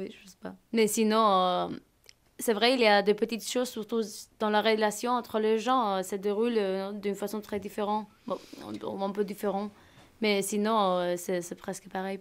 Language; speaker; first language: French; non-native, fluent; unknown